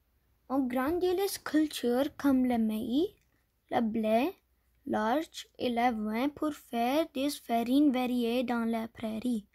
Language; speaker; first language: French; non-native, learner; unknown